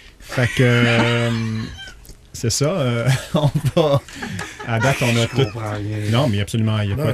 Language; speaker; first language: French; native; French